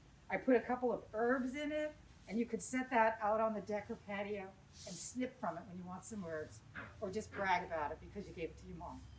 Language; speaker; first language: English; native; English